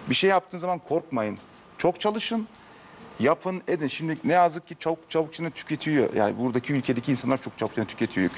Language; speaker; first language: Turkish; early bilingual, heritage; Turkish